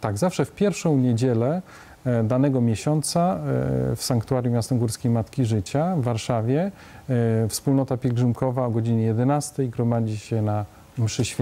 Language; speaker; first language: Polish; native; Polish